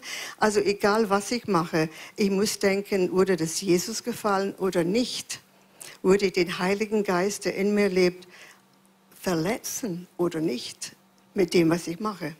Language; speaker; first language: German; non-native, fluent; English